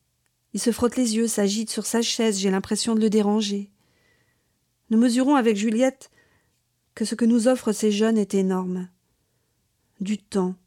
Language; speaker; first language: French; native; French